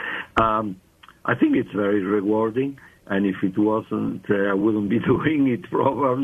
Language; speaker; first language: English; non-native, fluent; Spanish